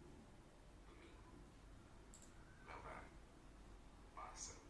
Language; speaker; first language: Portuguese; non-native, learner; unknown